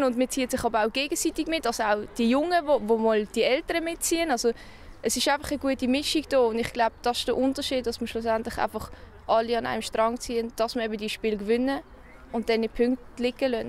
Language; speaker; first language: German; native; German